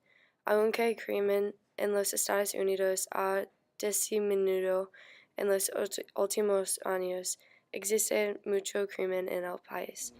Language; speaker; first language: Spanish; non-native, learner; English